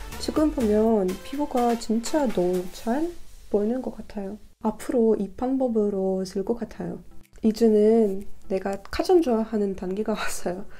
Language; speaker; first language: Korean; non-native, learner; Russian